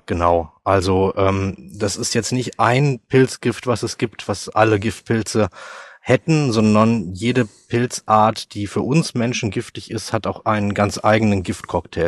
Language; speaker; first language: German; native; German